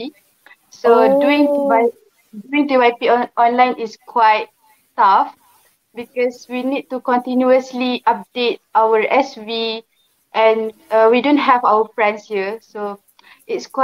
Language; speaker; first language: English; non-native, local second language; Malay